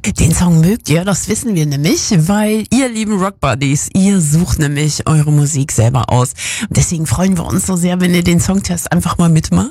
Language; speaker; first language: German; native; German